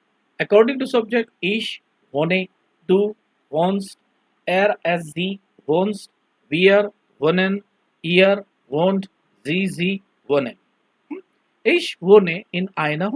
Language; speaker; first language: German; non-native, learner; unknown